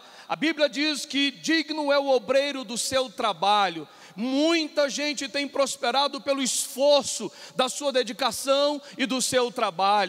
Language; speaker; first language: Portuguese; native; Portuguese